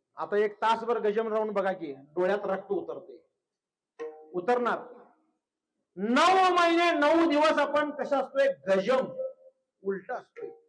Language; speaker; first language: Marathi; non-native, local second language; Kannada